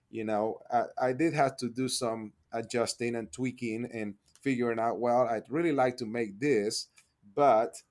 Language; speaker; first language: English; non-native, fluent; Spanish